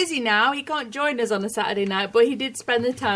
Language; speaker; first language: English; native; English